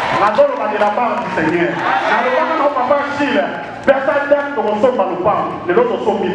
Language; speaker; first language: French; non-native, local second language; Lingala